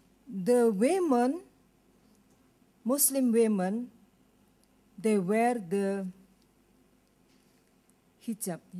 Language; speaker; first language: English; non-native, learner; Indonesian